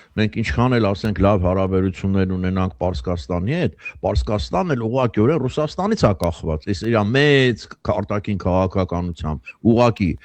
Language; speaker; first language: Armenian; native; Armenian